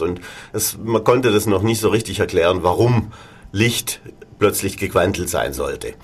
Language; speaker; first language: German; native; German